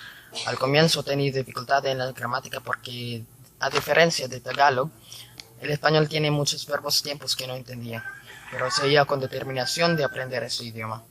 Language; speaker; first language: Spanish; non-native, fluent; Filipino